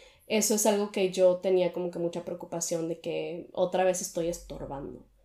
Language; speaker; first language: Spanish; early bilingual, heritage; Spanish